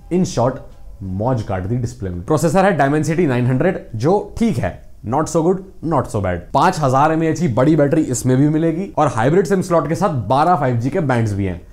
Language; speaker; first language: Hindi; native; Hindi